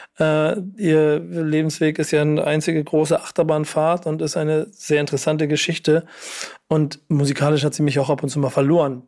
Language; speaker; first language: German; native; German